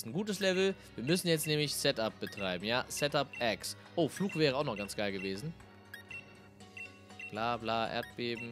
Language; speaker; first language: German; native; German